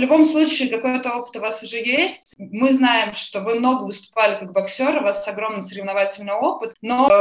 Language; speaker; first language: Russian; native; Russian